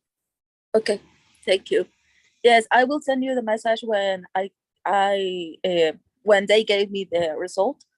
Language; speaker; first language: English; non-native, learner; Spanish